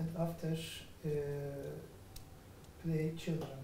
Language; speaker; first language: English; non-native, learner; Turkish